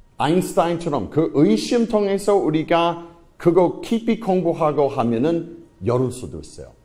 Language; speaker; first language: Korean; non-native, fluent; English